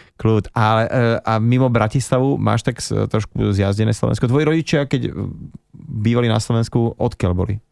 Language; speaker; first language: Slovak; native; Slovak